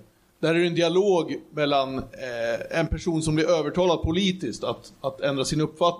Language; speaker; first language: Swedish; native; Swedish